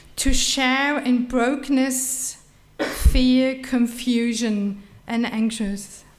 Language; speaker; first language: English; non-native, fluent; German